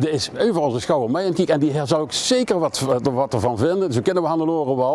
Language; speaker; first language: Dutch; native; Dutch